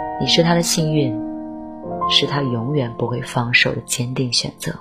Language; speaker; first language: Chinese; native; Chinese